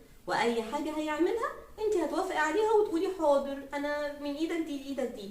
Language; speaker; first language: Arabic; native; Arabic